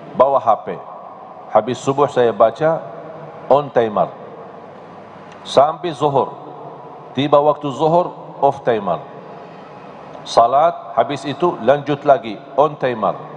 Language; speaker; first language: Indonesian; non-native, fluent; Arabic